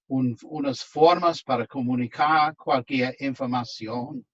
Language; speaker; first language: Spanish; non-native, fluent; English